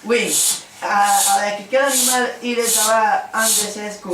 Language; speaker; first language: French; non-native, learner; Spanish